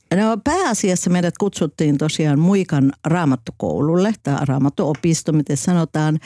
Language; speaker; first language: Finnish; native; Finnish